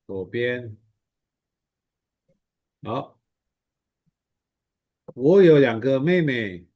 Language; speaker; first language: Chinese; non-native, fluent; Indonesian